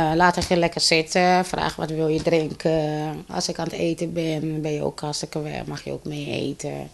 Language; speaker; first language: Dutch; non-native, fluent; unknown